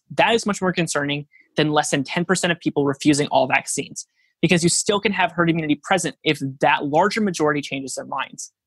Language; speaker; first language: English; native; English